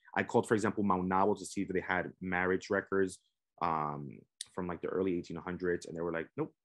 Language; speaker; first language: English; native; English